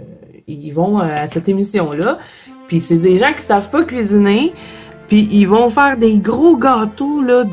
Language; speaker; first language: French; native; French